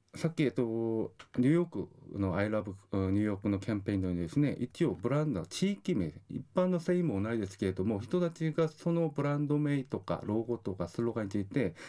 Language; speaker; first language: Japanese; non-native, fluent; Korean